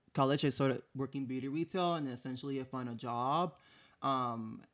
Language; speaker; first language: English; non-native, fluent; Spanish